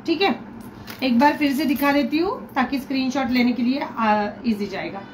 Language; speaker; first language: Hindi; non-native, local second language; Marathi